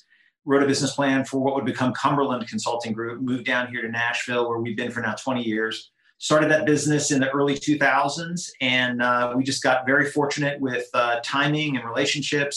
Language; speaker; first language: English; native; English